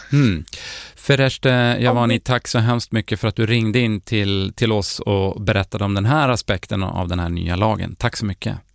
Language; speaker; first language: Swedish; native; Swedish